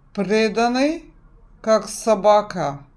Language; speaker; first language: Russian; non-native, fluent; Turkish